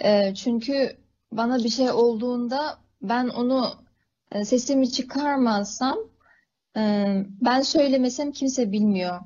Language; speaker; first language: Turkish; early bilingual, other home language; Uyghur